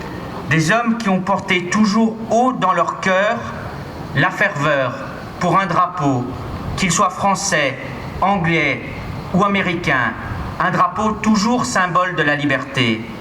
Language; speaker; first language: French; native; French